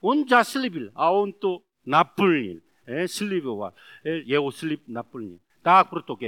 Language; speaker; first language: Czech; non-native, learner; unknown